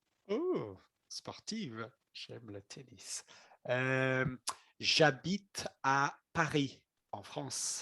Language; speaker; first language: French; non-native, fluent; English